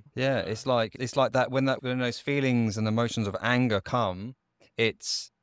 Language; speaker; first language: English; native; English